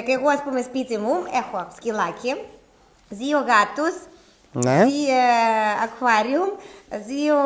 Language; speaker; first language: Greek; non-native, learner; Russian